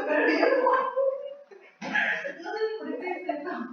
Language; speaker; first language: Spanish; native; Spanish